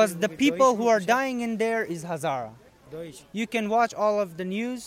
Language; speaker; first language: English; non-native, learner; Persian